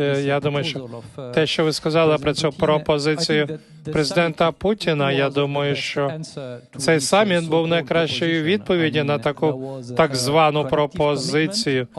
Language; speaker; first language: Ukrainian; non-native, fluent; French